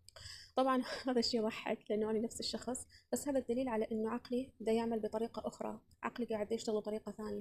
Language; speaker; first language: Arabic; native; Arabic